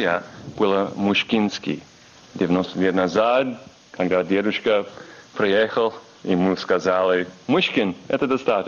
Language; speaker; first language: Russian; non-native, learner; English